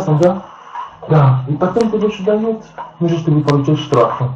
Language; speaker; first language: Russian; non-native, learner; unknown